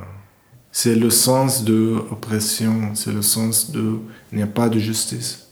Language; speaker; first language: French; non-native, learner; English